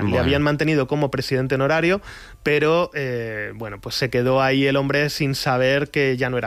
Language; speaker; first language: Spanish; native; Spanish